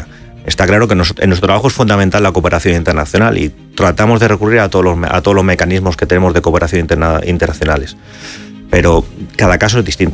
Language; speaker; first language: Spanish; native; Spanish